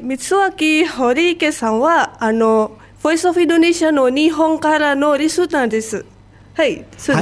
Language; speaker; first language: Japanese; non-native, fluent; Indonesian